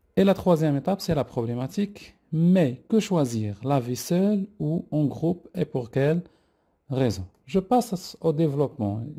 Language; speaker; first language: French; non-native, local second language; Arabic